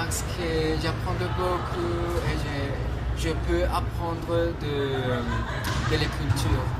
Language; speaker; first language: French; non-native, learner; Spanish